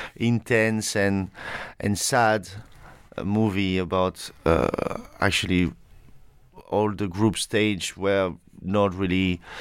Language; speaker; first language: English; non-native, fluent; French